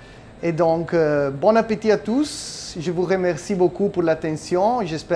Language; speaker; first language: French; non-native, learner; Italian